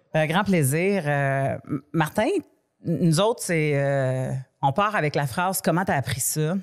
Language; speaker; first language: French; native; French